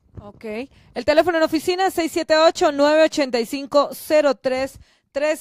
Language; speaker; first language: Spanish; non-native, fluent; English